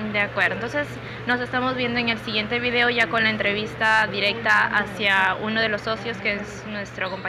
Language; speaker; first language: Spanish; native; Spanish